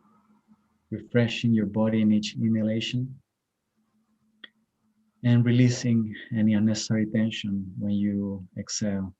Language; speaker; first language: English; non-native, fluent; Spanish